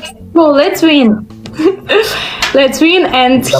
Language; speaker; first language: English; non-native, learner; Russian